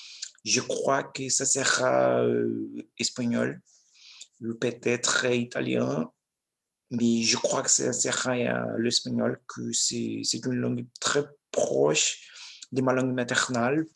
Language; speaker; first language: French; non-native, learner; Portuguese